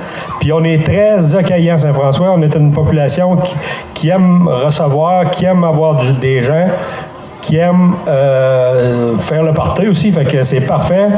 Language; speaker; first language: French; native; French